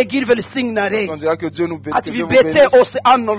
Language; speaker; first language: Swedish; non-native, learner; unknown